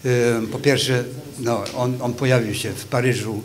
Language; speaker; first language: Polish; non-native, fluent; Swedish